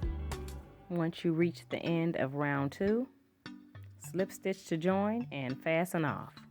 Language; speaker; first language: English; native; English